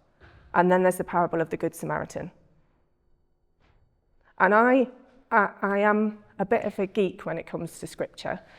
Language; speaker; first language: English; native; English